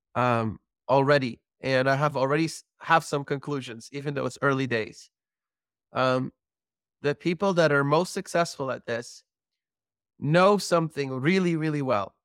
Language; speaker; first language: English; non-native, fluent; Dutch